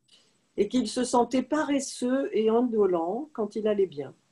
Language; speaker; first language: French; native; French